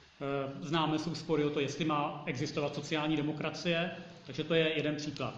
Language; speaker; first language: Czech; native; Czech